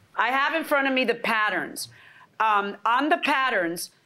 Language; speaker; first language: English; early bilingual, other home language; Spanish